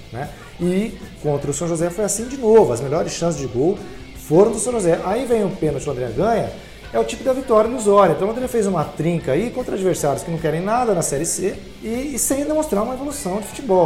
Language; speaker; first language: Portuguese; native; Portuguese